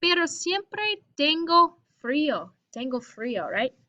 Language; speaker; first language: Spanish; non-native, fluent; English